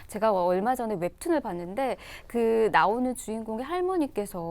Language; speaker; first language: Korean; native; Korean